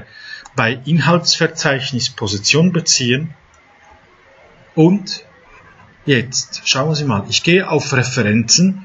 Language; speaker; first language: German; non-native, fluent; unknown